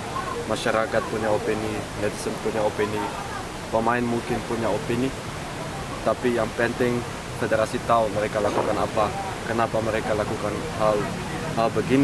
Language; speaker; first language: Indonesian; non-native, learner; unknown